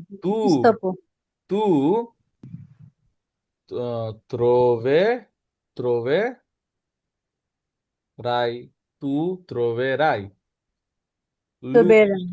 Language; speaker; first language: Italian; non-native, learner; Bangla